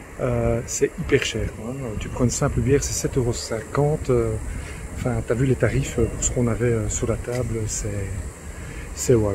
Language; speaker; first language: French; native; French